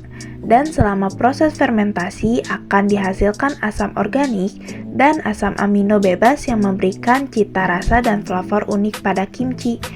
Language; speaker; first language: Indonesian; native; Indonesian